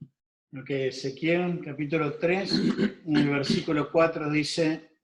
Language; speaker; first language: Spanish; native; Spanish